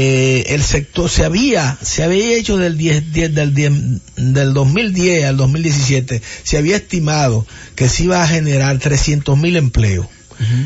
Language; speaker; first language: Spanish; native; Spanish